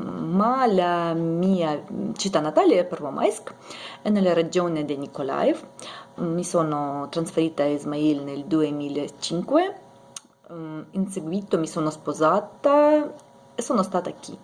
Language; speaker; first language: Italian; non-native, learner; Ukrainian